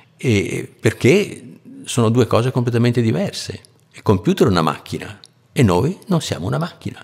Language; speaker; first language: Italian; native; Italian